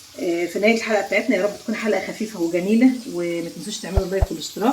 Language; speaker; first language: Arabic; native; Arabic